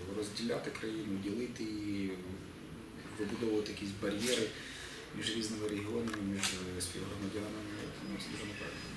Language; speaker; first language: Ukrainian; native; Ukrainian